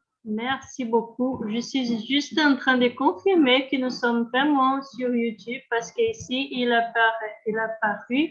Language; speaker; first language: French; non-native, learner; Portuguese